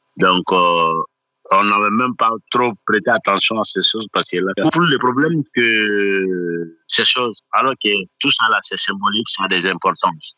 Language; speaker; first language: French; non-native, local second language; Bambara